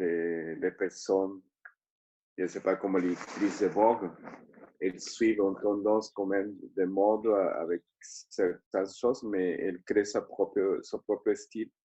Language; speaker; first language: French; non-native, fluent; Spanish